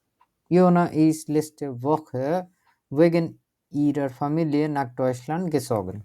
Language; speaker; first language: German; non-native, learner; Bangla